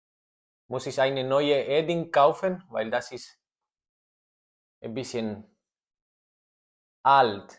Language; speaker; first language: German; non-native, learner; Spanish